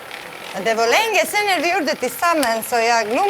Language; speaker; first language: Swedish; non-native, learner; Serbian